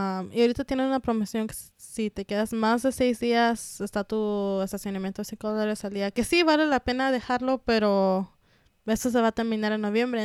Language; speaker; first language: Spanish; early bilingual, heritage; Spanish